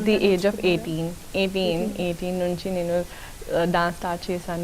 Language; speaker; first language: Telugu; non-native, local second language; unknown